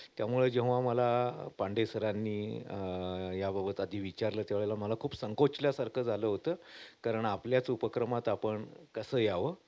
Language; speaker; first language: Marathi; non-native, local second language; Kannada